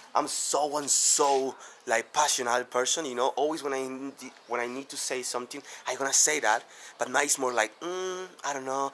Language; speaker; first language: English; non-native, learner; Spanish